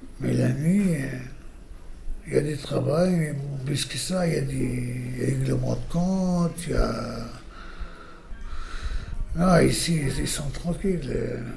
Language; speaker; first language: French; non-native, learner; Arabic